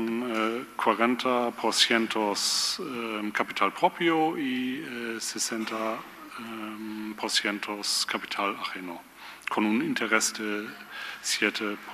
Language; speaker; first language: Spanish; non-native, learner; German